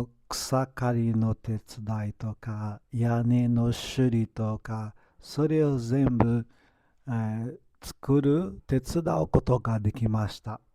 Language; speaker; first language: Japanese; non-native, fluent; Portuguese